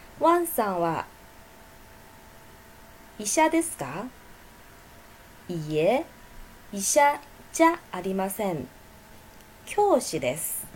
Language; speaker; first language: Japanese; non-native, fluent; Chinese